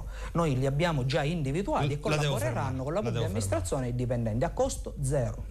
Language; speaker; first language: Italian; native; Italian